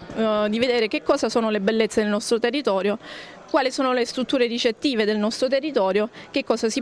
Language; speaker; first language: Italian; native; Italian